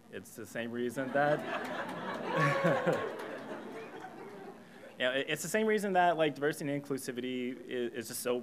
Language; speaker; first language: English; native; English